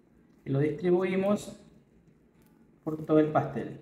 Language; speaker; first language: Spanish; native; Spanish